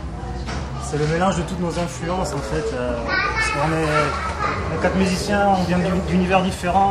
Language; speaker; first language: French; native; French